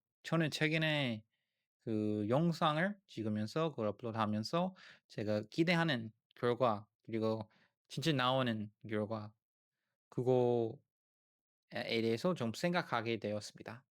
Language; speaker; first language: Korean; non-native, learner; English